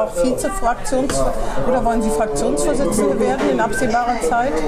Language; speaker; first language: German; native; German